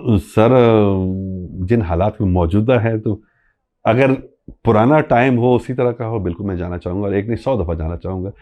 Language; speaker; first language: Urdu; non-native, local second language; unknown